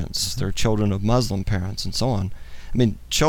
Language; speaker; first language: English; native; English